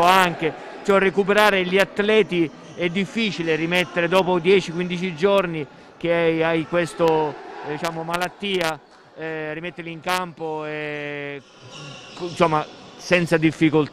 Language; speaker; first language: Italian; native; Italian